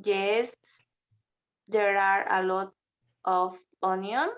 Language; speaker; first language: English; non-native, learner; Spanish